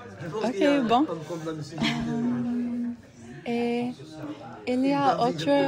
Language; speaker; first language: French; non-native, learner; English